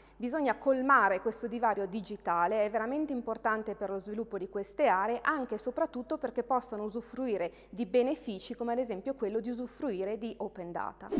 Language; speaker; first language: Italian; native; Italian